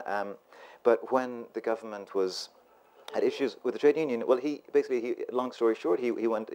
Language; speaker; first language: English; native; English